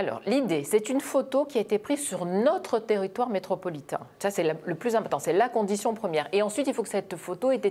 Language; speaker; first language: French; native; French